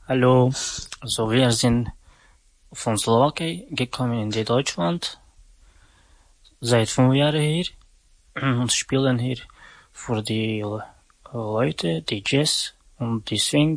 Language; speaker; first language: German; non-native, learner; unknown